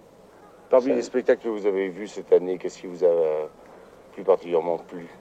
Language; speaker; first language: French; native; French